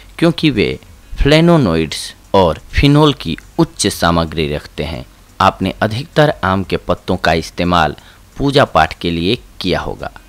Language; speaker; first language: Hindi; native; Hindi